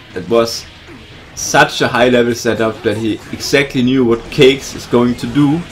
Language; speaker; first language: English; non-native, fluent; German